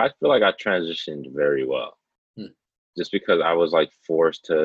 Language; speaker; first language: English; native; English